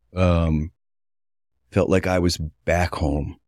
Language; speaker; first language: English; native; English